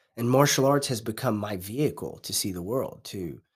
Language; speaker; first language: English; native; English